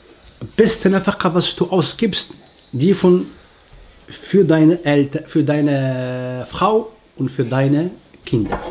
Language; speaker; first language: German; non-native, learner; Arabic